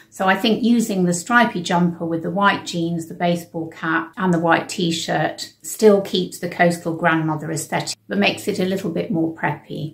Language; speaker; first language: English; native; English